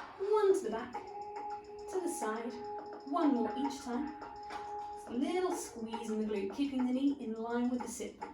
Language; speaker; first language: English; native; English